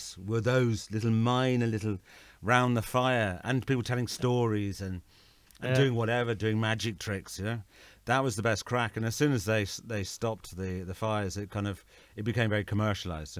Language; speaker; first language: English; native; English